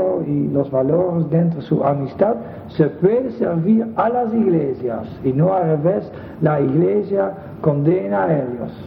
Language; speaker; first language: Spanish; non-native, fluent; Dutch